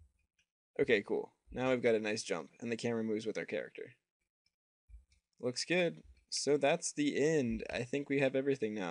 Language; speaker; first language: English; native; English